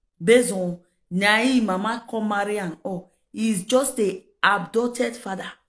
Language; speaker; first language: Nigerian Pidgin; non-native, local second language; Yoruba